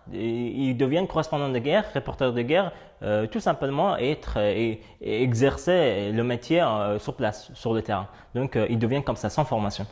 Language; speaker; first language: French; non-native, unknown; Persian